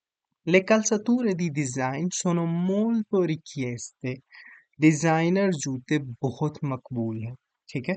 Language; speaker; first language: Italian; non-native, fluent; Urdu